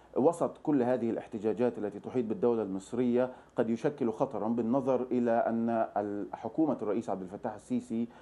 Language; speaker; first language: Arabic; native; Arabic